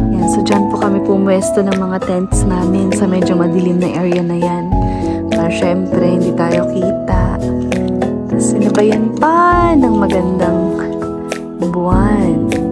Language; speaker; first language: Filipino; non-native, local second language; Iloko